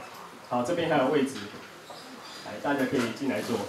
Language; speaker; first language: Chinese; native; Chinese